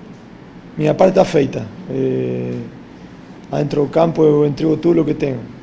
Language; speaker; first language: Portuguese; non-native, fluent; Spanish